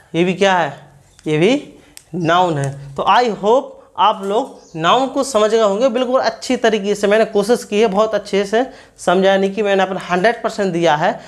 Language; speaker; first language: Hindi; native; Hindi